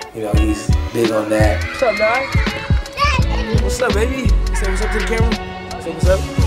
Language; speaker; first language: English; native; English